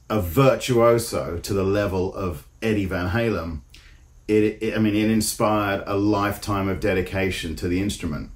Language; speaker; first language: English; native; English